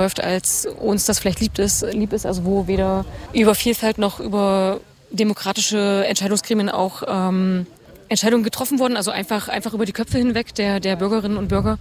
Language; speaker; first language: German; native; German